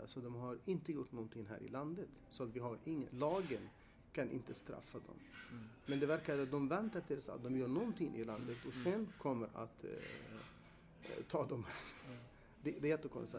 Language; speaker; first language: Swedish; non-native, fluent; Arabic